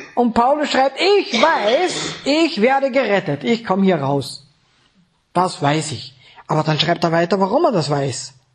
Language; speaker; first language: German; native; German